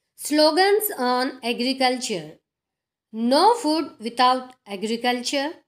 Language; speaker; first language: English; non-native, local second language; Telugu